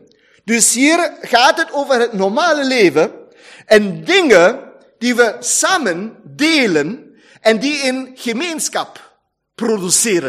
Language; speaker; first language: Dutch; non-native, fluent; German